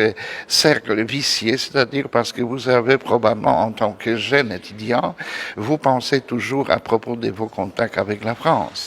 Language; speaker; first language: French; non-native, fluent; Polish